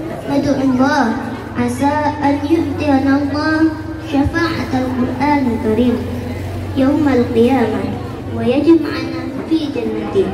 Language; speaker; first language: Arabic; non-native, learner; Indonesian